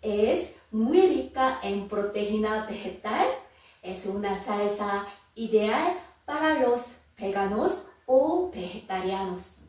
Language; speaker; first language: Spanish; non-native, fluent; Korean